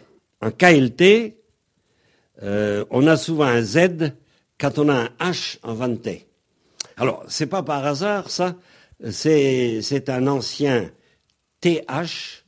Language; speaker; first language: French; native; French